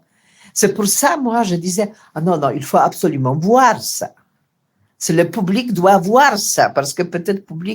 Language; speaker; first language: French; non-native, fluent; Polish